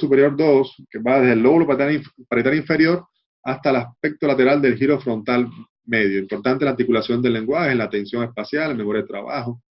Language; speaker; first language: Spanish; native; Spanish